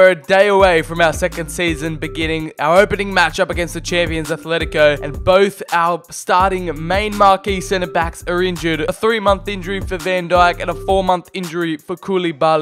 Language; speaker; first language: English; native; English